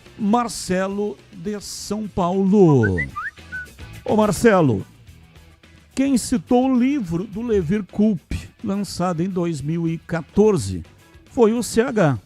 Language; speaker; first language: Portuguese; native; Portuguese